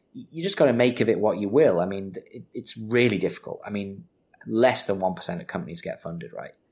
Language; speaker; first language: English; native; English